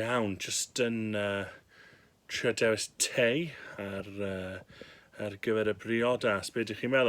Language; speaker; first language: Welsh; native; Welsh